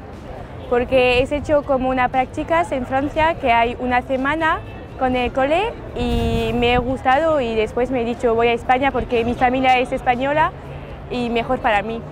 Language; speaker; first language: Spanish; early bilingual, heritage; French